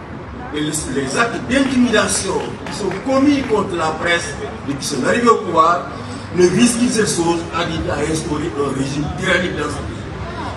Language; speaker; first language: French; non-native, local second language; Wolof